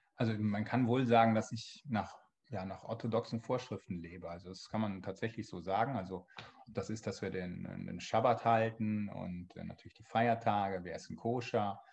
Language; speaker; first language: German; native; German